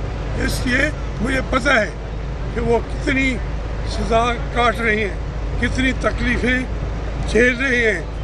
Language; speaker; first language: Urdu; native; Urdu